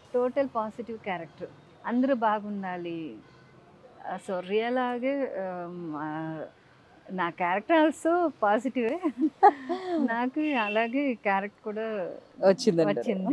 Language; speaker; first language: Telugu; non-native, local second language; Tamil